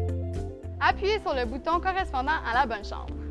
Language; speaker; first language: French; native; French